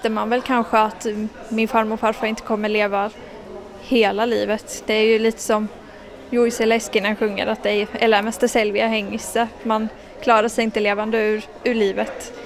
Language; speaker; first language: Swedish; non-native, local second language; Finnish